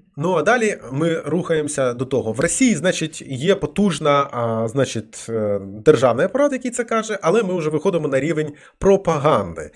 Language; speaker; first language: Ukrainian; non-native, local second language; Russian